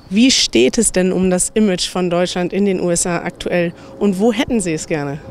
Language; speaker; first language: German; native; German